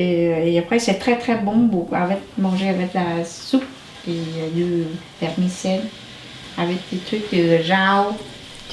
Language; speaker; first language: French; non-native, learner; Vietnamese